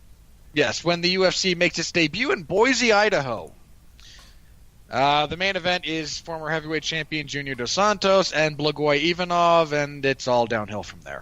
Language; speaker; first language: English; native; English